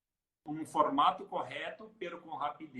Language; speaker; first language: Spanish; non-native, learner; Portuguese